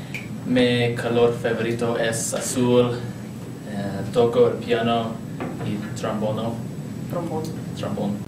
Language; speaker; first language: Spanish; non-native, learner; English